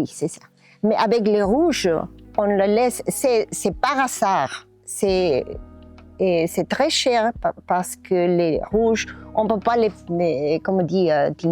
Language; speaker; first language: French; non-native, learner; Spanish